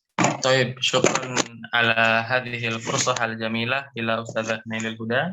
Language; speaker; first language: Arabic; non-native, learner; Indonesian